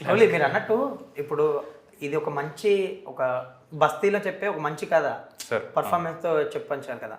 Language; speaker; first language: Telugu; native; Telugu